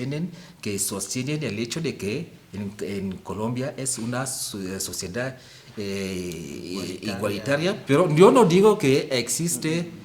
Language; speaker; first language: Spanish; non-native, fluent; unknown